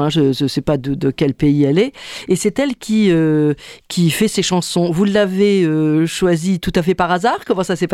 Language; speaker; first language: French; native; French